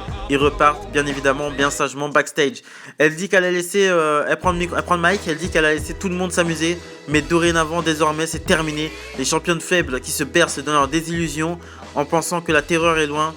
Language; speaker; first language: French; native; French